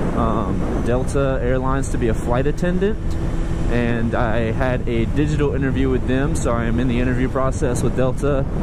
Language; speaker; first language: English; native; English